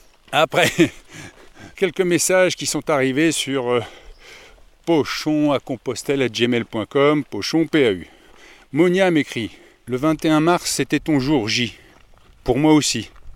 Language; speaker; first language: French; native; French